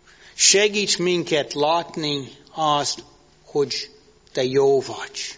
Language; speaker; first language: Hungarian; non-native, learner; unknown